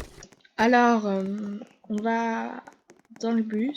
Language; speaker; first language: French; native; French